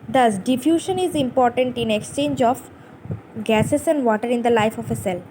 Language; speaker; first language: English; non-native, local second language; Bangla